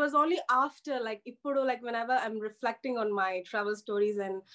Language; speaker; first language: English; non-native, local second language; Telugu